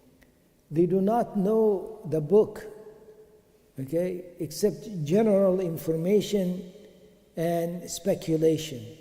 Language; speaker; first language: English; non-native, fluent; Arabic